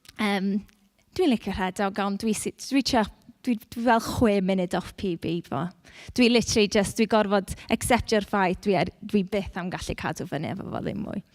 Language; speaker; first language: Welsh; non-native, local second language; English